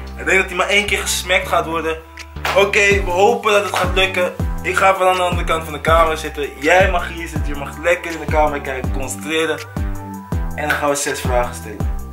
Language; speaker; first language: Dutch; early bilingual, other home language; Akan